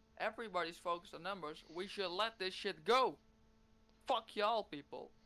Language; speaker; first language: English; non-native, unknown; Dutch